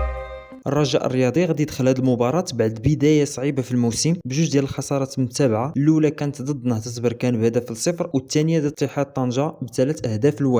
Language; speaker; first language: Arabic; native; Arabic